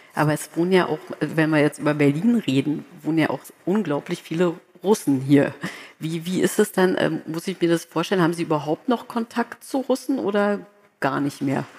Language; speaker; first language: German; native; German